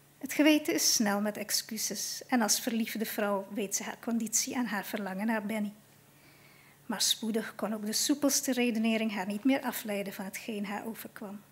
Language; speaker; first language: Dutch; native; Dutch